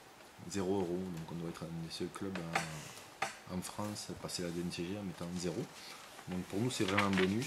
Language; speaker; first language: French; native; French